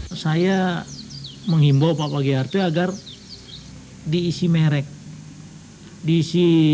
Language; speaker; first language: Indonesian; native; Indonesian